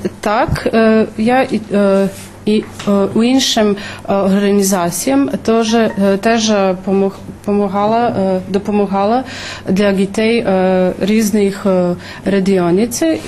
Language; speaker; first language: Ukrainian; early bilingual, heritage; Ukrainian